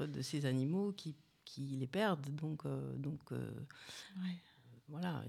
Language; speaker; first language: French; native; French